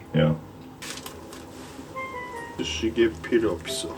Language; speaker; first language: Korean; non-native, learner; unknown